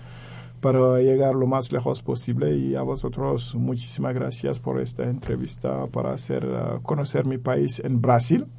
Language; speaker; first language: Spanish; non-native, fluent; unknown